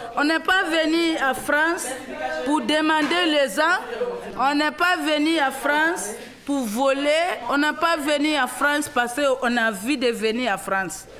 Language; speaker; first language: French; non-native, local second language; Mandingo